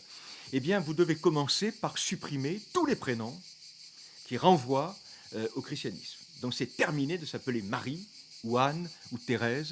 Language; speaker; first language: French; native; French